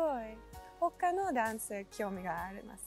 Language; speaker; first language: Japanese; non-native, learner; English